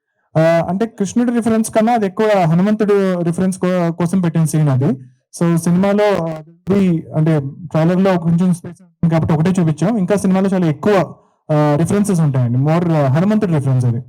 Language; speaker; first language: Telugu; native; Telugu